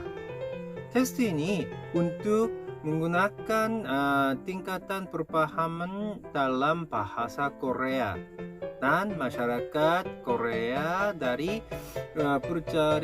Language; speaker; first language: Indonesian; non-native, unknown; Korean